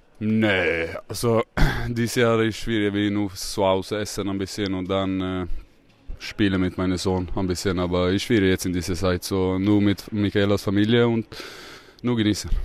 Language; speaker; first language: German; non-native, learner; Swedish